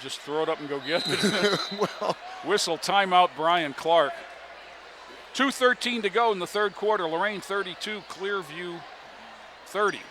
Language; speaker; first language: English; native; English